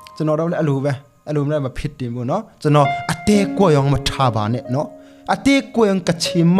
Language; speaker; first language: Burmese; non-native, local second language; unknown